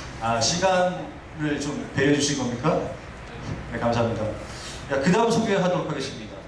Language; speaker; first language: Korean; native; Korean